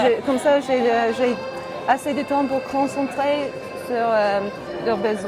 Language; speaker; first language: French; non-native, fluent; English